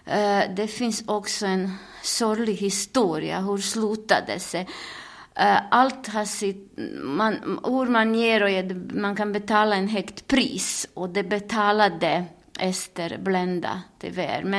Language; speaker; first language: Swedish; non-native, fluent; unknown